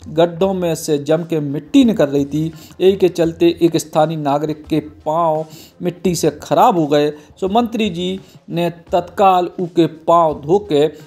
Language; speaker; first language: Hindi; native; Hindi